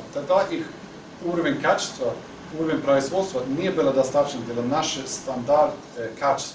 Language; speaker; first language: Russian; non-native, learner; Swedish